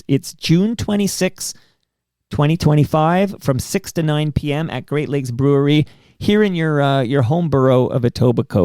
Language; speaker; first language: English; native; English